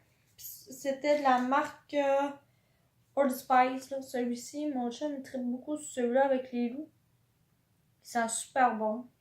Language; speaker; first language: French; native; French